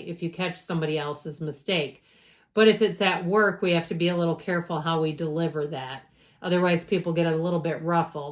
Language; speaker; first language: English; native; English